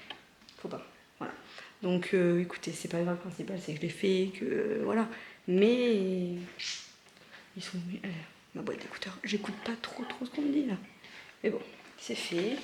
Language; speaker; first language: French; native; French